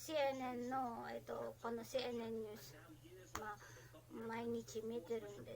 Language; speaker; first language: Japanese; non-native, learner; Filipino